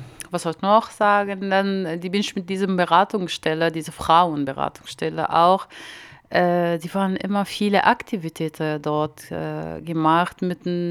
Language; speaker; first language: German; non-native, learner; Arabic